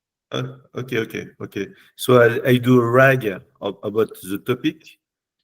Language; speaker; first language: English; non-native, learner; French